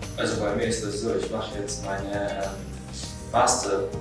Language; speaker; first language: German; non-native, learner; Arabic